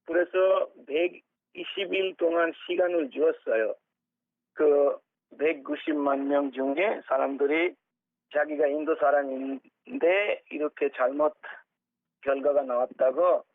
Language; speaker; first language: Korean; non-native, fluent; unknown